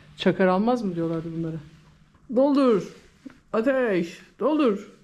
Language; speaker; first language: Turkish; native; Turkish